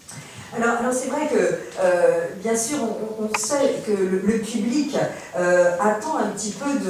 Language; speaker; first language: French; native; French